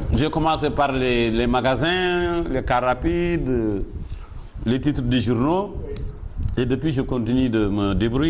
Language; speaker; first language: French; non-native, local second language; Wolof